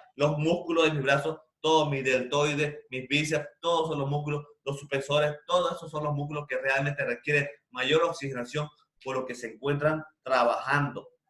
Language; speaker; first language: Spanish; native; Spanish